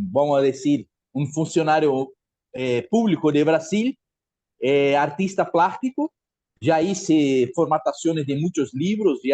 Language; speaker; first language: Spanish; non-native, fluent; Portuguese